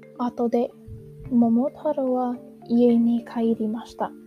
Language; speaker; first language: Japanese; non-native, learner; English